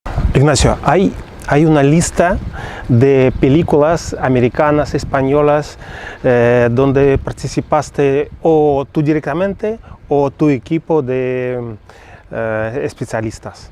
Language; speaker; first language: Spanish; non-native, fluent; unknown